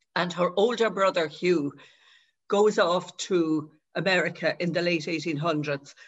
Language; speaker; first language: English; native; English